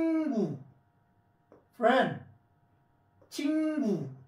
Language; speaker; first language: Korean; non-native, learner; Filipino